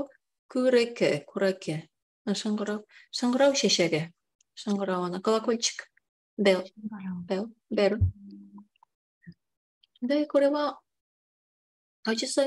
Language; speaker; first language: Japanese; non-native, fluent; Tatar